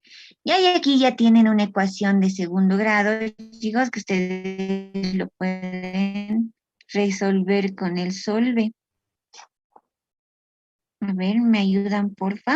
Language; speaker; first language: Spanish; native; Spanish